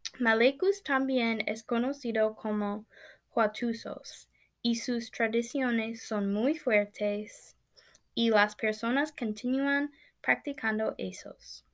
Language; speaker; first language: Spanish; non-native, learner; English